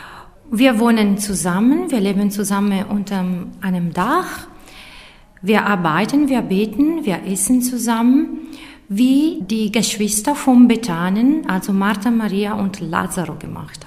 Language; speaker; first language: German; non-native, fluent; Italian